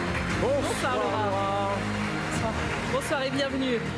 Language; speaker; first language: French; native; French